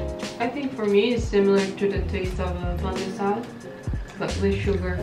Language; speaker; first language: English; non-native, fluent; Portuguese